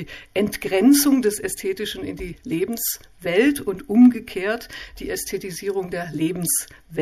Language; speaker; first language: German; native; German